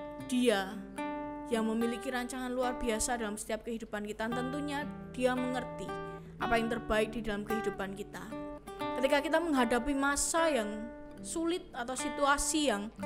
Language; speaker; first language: Indonesian; native; Indonesian